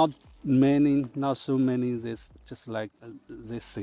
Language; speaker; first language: English; non-native, learner; Chinese